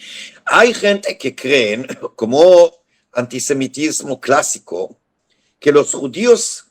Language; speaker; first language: Spanish; non-native, fluent; Hebrew